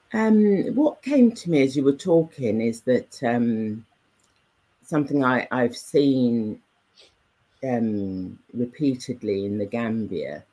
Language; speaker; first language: English; native; English